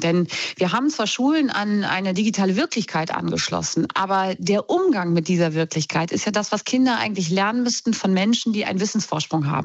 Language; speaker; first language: German; native; German